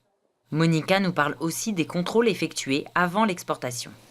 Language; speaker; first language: French; native; French